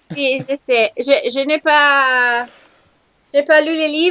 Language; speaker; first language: French; non-native, learner; Italian